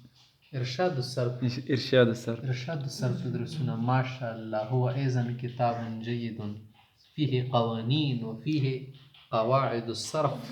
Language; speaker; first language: Arabic; non-native, fluent; Urdu